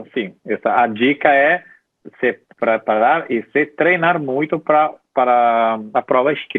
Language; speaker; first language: Portuguese; non-native, fluent; Italian